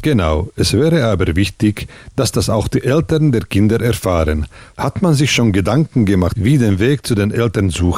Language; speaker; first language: German; non-native, fluent; Slovak